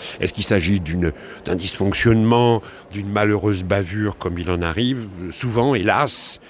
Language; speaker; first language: French; native; French